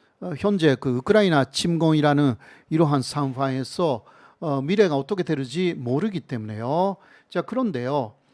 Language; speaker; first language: Korean; non-native, fluent; Japanese